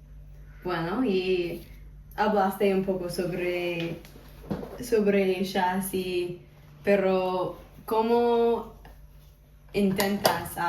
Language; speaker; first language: Spanish; non-native, fluent; English